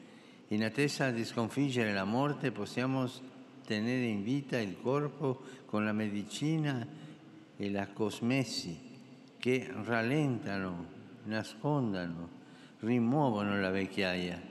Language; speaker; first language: Italian; non-native, fluent; Spanish